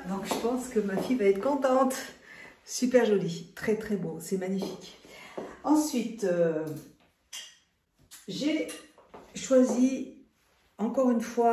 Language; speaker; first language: French; native; French